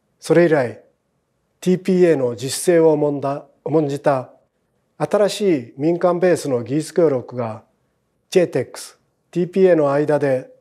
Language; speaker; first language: Japanese; native; Japanese